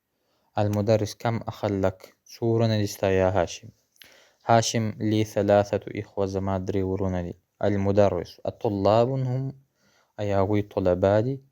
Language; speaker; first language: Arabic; non-native, fluent; Pashto